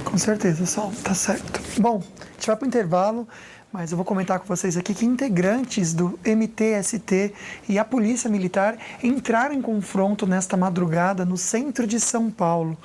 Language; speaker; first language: Portuguese; native; Portuguese